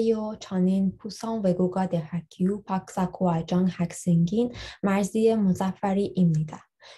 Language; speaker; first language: Korean; non-native, fluent; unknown